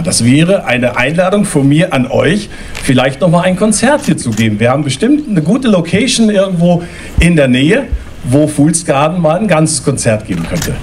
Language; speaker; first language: German; native; German